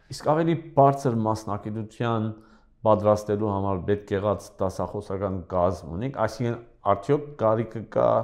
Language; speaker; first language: Armenian; early bilingual, heritage; Armenian